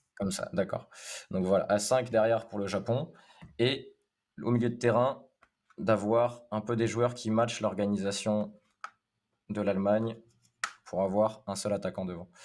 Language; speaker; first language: French; native; French